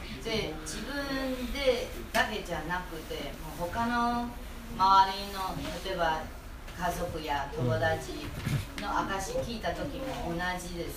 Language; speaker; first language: Japanese; non-native, fluent; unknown